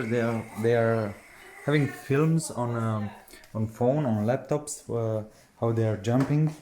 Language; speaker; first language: English; non-native, learner; Romanian